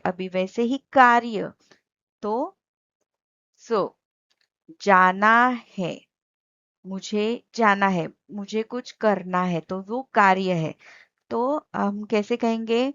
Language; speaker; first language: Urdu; non-native, local second language; Marathi